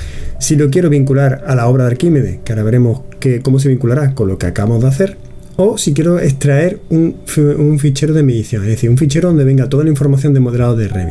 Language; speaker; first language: Spanish; native; Spanish